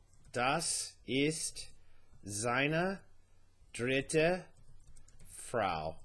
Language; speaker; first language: German; non-native, learner; English